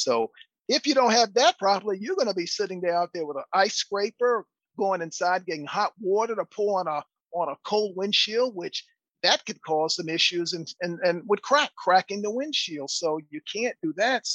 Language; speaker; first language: English; native; English